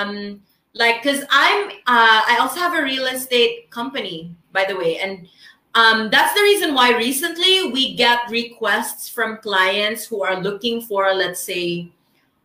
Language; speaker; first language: English; non-native, local second language; Filipino